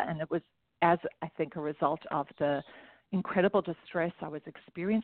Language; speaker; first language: English; native; English